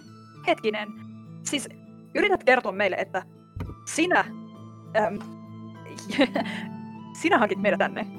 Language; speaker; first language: Finnish; native; Finnish